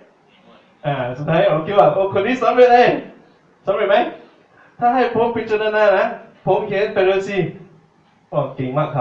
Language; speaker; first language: Thai; non-native, fluent; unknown